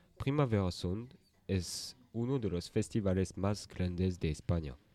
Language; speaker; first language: Spanish; non-native, learner; French